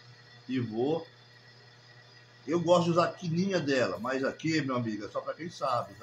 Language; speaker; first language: Portuguese; native; Portuguese